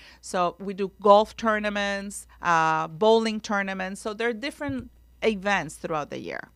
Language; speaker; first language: English; non-native, local second language; Spanish